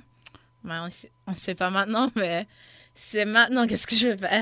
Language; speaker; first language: French; non-native, local second language; English